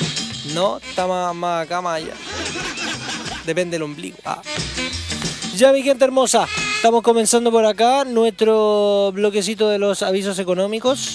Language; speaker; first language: Spanish; native; Spanish